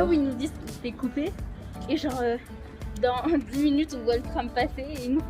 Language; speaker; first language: French; native; French